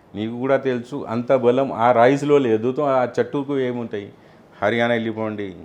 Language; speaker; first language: Telugu; non-native, local second language; Urdu